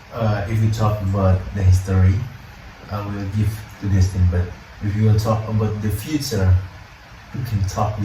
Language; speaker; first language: English; non-native, learner; Indonesian